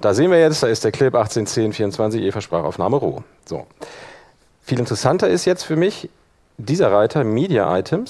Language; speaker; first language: German; native; German